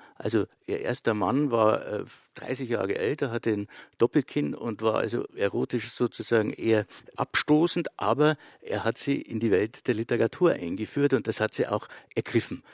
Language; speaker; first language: German; native; German